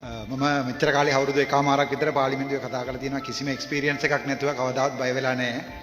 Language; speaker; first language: Sinhala; non-native, local second language; Tamil